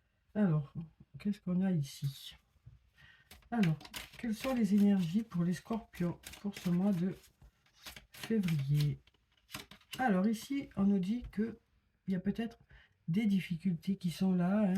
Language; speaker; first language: French; native; French